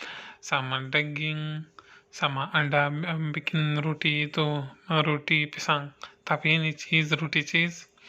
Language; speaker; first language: Indonesian; non-native, learner; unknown